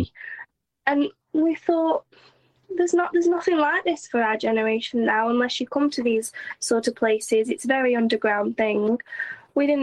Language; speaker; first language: English; native; English